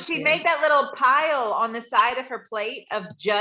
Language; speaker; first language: English; native; English